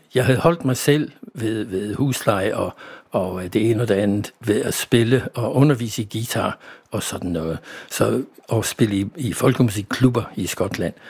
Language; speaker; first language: Danish; non-native, fluent; English